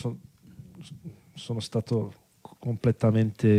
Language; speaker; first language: Italian; non-native, fluent; Portuguese